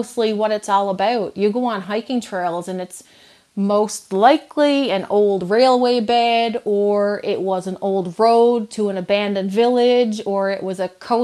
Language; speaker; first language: English; native; English